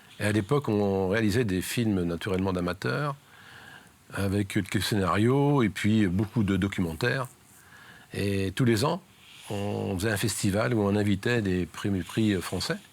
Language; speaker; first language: French; native; French